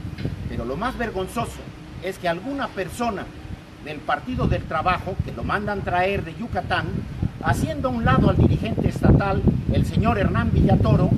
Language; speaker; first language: Spanish; native; Spanish